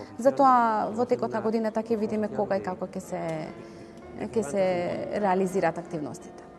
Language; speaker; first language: Macedonian; non-native, fluent; Spanish